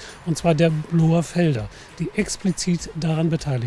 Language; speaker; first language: German; native; German